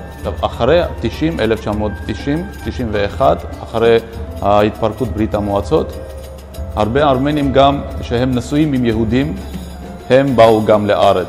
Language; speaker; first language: Hebrew; non-native, local second language; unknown